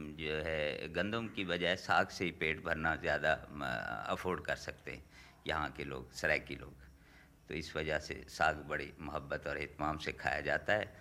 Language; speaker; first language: Urdu; non-native, local second language; Saraiki